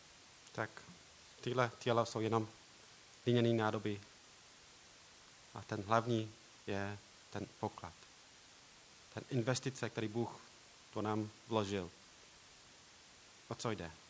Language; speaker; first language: Czech; non-native, learner; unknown